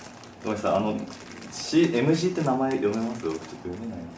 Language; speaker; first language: Japanese; native; Japanese